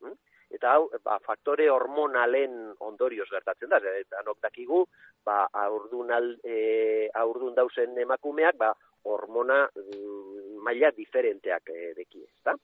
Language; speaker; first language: Basque; native; Basque